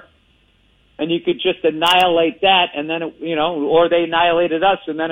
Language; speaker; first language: English; native; English